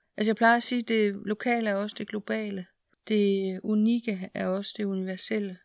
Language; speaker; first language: Danish; native; Danish